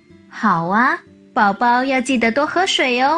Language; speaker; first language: Chinese; native; Chinese